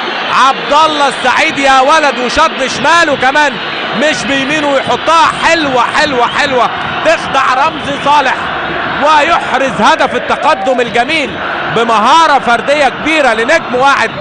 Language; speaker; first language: Arabic; native; Arabic